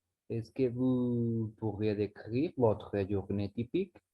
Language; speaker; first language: French; non-native, learner; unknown